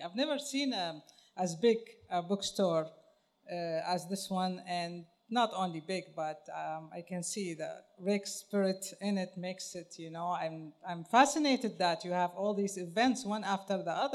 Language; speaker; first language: English; non-native, fluent; Arabic